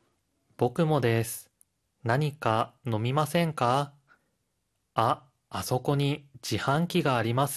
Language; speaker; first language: Japanese; non-native, fluent; Korean